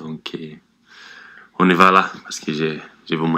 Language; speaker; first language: French; non-native, learner; Portuguese